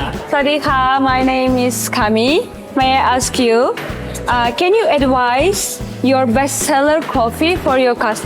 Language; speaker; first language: English; non-native, learner; Uzbek